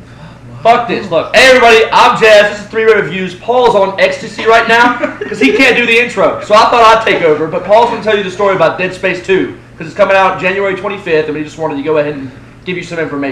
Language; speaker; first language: English; native; English